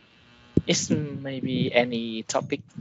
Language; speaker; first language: English; non-native, learner; Vietnamese